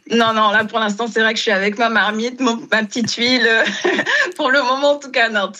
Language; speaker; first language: French; non-native, local second language; Wolof